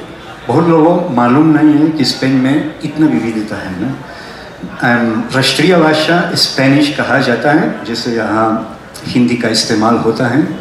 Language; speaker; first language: Hindi; non-native, fluent; Spanish